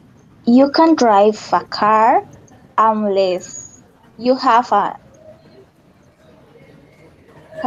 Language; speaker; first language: English; non-native, learner; Spanish